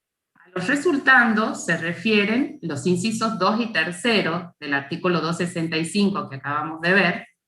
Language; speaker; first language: Spanish; native; Spanish